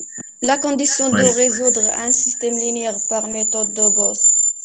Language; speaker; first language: French; non-native, local second language; Arabic